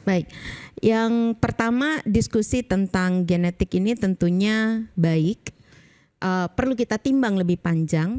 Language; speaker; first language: Indonesian; native; Indonesian